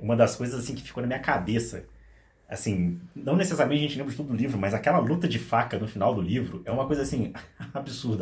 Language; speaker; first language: Portuguese; native; Portuguese